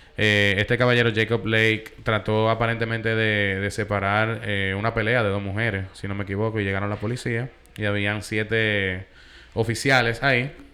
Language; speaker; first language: Spanish; early bilingual, heritage; Spanish